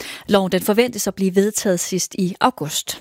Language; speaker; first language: Danish; native; Danish